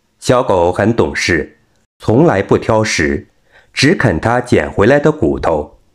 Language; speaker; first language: Chinese; native; Chinese